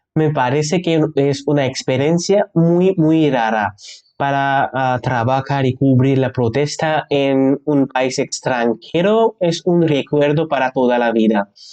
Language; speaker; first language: Spanish; non-native, learner; Bangla